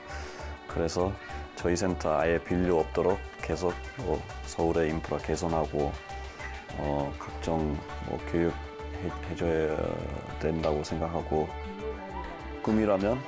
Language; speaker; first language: Korean; non-native, fluent; English